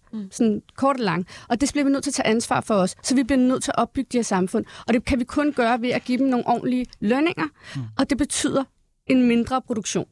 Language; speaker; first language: Danish; early bilingual, other home language; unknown